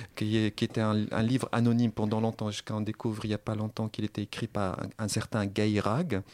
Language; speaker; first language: French; non-native, local second language; Arabic